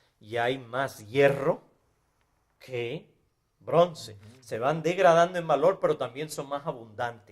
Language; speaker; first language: Spanish; native; Spanish